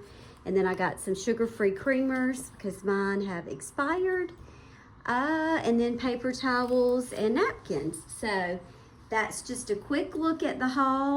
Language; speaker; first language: English; native; English